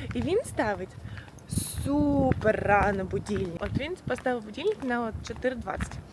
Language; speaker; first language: Ukrainian; non-native, local second language; Russian